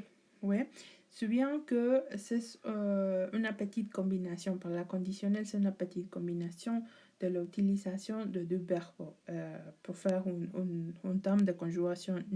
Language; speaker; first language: French; non-native, learner; Spanish